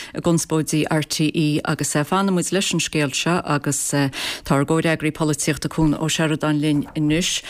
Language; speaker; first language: Irish; native; Irish